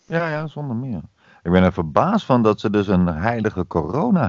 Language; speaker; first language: Dutch; native; Dutch